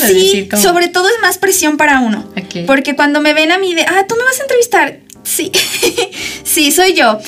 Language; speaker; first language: Spanish; native; Spanish